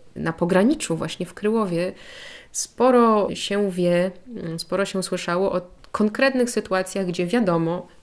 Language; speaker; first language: Polish; native; Polish